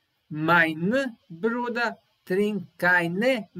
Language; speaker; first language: German; non-native, learner; Serbian